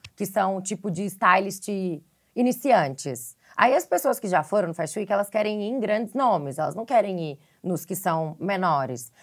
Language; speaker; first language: Portuguese; native; Portuguese